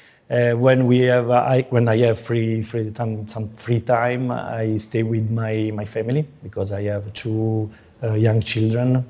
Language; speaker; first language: English; non-native, fluent; Italian